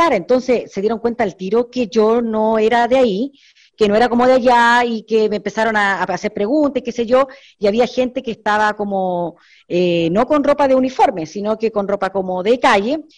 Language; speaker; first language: Spanish; native; Spanish